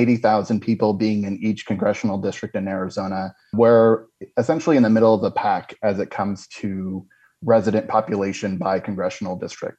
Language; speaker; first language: English; native; English